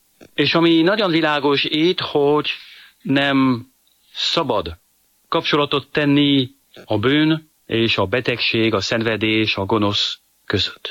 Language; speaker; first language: Hungarian; non-native, fluent; French